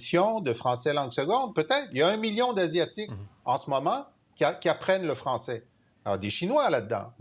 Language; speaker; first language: French; native; French